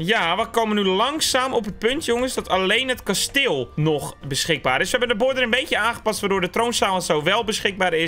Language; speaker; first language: Dutch; native; Dutch